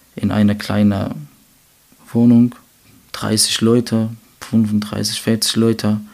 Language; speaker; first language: German; non-native, learner; Persian